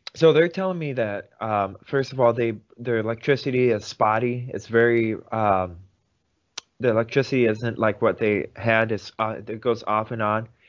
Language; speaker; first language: English; early bilingual, other home language; Russian